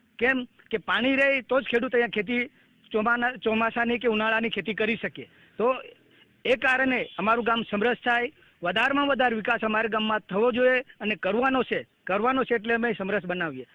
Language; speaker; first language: Gujarati; non-native, local second language; Kukna